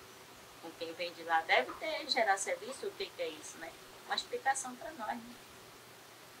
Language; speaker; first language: Portuguese; native; Portuguese